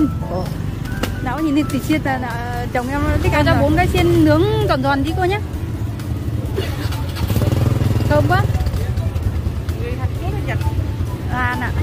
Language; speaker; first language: Korean; non-native, learner; Vietnamese